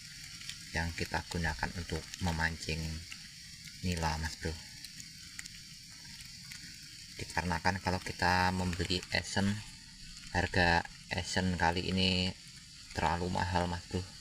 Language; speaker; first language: Indonesian; native; Indonesian